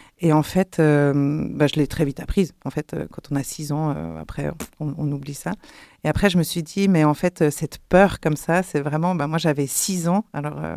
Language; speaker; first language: French; non-native, local second language; German